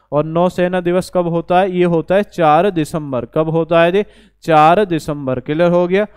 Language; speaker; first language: Hindi; native; Hindi